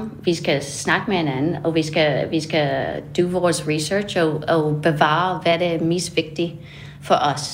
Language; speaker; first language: Danish; non-native, fluent; English